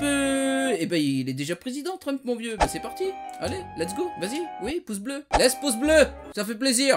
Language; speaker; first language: French; native; French